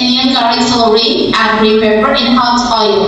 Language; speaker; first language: English; non-native, learner; Indonesian